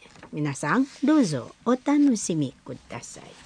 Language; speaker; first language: Japanese; non-native, learner; Indonesian